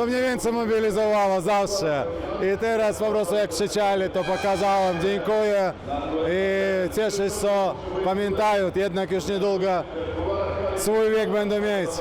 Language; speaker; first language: Polish; non-native, fluent; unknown